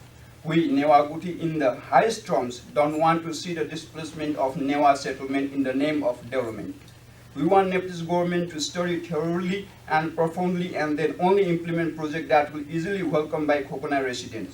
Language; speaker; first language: English; non-native, fluent; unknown